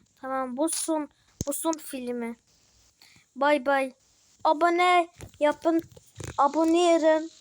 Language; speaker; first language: Turkish; early bilingual, heritage; Turkish